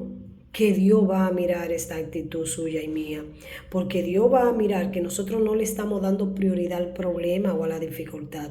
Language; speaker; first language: Spanish; native; Spanish